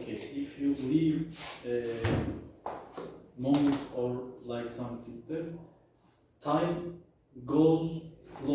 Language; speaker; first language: English; non-native, learner; Turkish